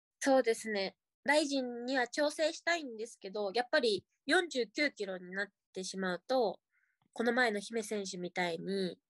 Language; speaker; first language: Japanese; native; Japanese